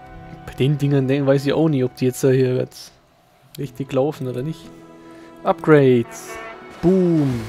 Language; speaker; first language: German; native; German